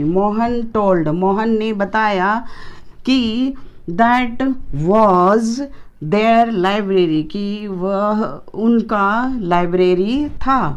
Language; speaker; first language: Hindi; native; Hindi